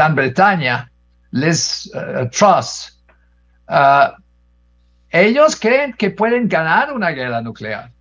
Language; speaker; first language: Spanish; non-native, fluent; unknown